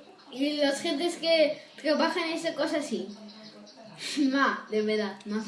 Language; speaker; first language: Spanish; non-native, learner; Dutch